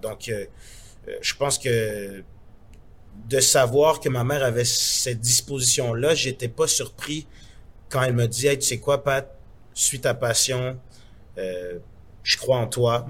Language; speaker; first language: French; native; French